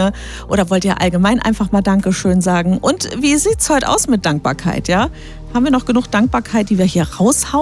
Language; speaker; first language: German; native; German